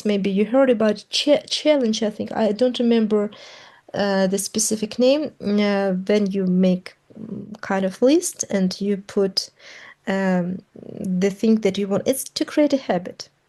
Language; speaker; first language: English; non-native, fluent; Russian